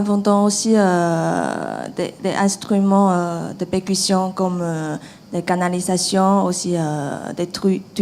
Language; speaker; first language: French; non-native, learner; Chinese